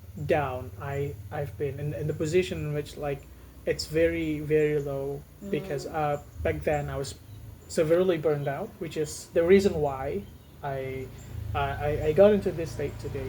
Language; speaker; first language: English; non-native, fluent; Indonesian